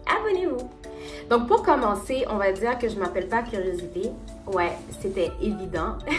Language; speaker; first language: French; non-native, local second language; Haitian Creole